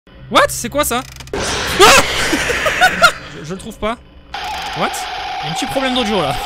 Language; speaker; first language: French; native; French